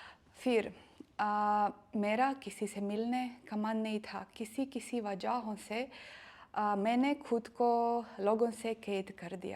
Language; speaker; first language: Hindi; non-native, learner; Russian